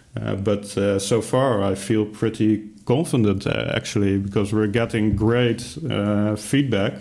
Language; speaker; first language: English; non-native, fluent; Dutch